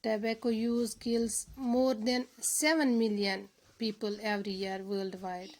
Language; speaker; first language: English; non-native, local second language; Urdu